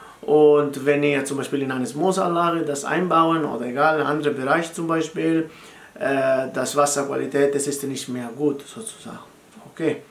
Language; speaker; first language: German; non-native, fluent; Italian